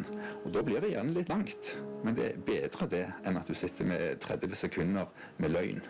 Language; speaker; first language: Norwegian; native; Norwegian